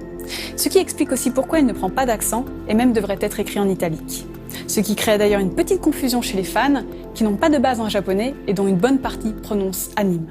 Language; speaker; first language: French; native; French